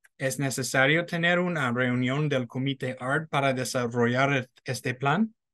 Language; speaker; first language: Spanish; non-native, fluent; English